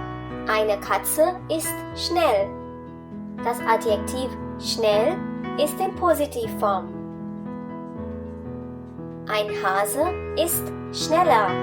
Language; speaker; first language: German; non-native, fluent; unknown